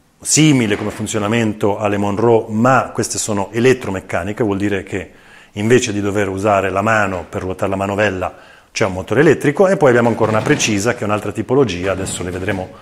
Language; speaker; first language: Italian; native; Italian